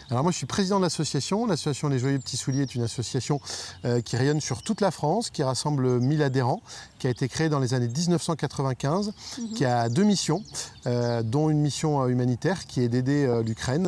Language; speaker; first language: French; native; French